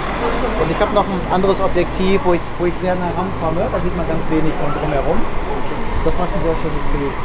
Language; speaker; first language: German; native; German